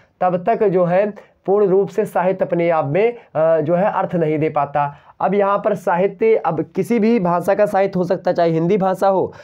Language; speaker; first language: Hindi; native; Hindi